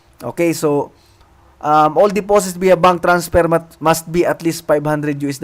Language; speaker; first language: English; non-native, local second language; Filipino